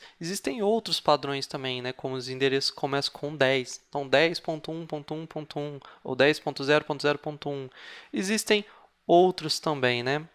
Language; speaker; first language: Portuguese; native; Portuguese